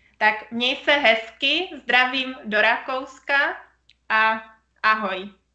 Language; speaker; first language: Czech; native; Czech